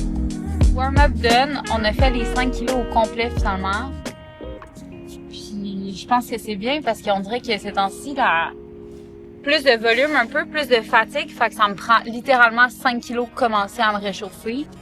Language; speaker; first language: French; native; French